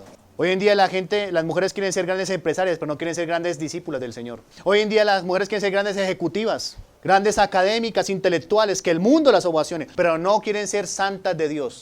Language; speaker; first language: Spanish; native; Spanish